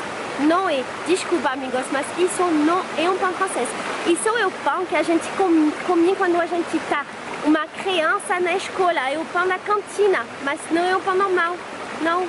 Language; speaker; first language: Portuguese; non-native, fluent; French